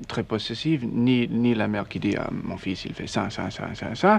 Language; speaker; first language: French; non-native, learner; English